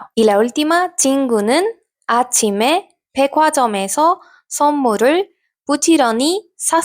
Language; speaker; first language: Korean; non-native, fluent; Spanish